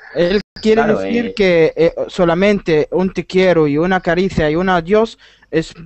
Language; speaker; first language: Spanish; non-native, fluent; Arabic